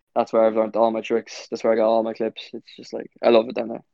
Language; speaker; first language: English; native; English